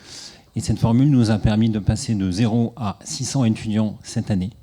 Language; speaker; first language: French; native; French